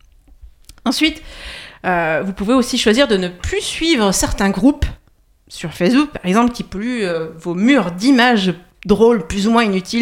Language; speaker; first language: French; native; French